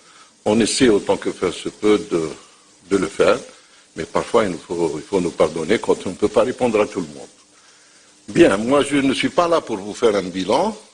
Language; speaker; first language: French; non-native, local second language; Arabic